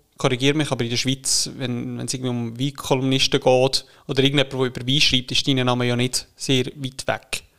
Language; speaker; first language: German; native; German